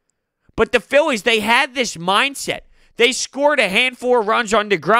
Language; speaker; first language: English; native; English